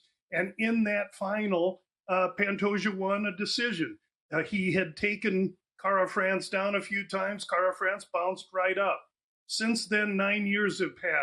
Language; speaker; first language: English; native; English